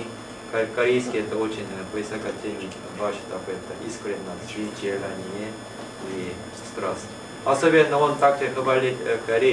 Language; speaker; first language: Russian; non-native, learner; Korean